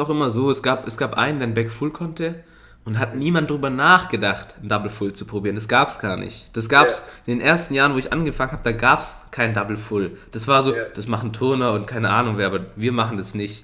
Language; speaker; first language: German; native; German